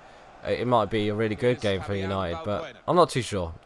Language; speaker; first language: English; native; English